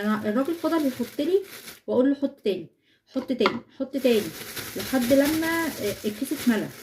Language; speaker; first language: Arabic; native; Arabic